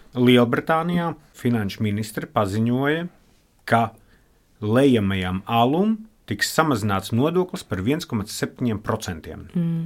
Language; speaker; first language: Latvian; native; Latvian